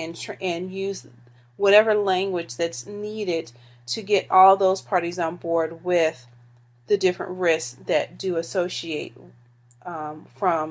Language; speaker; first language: English; native; English